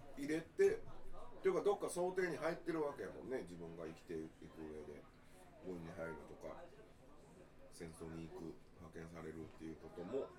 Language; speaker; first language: Japanese; native; Japanese